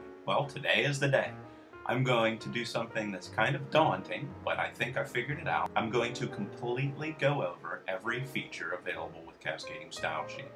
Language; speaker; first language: English; native; English